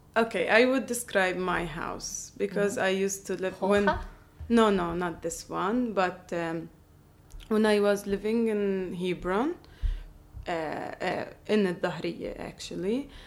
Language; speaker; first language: English; non-native, fluent; Arabic